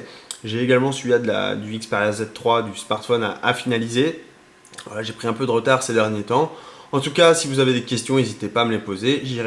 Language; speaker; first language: French; native; French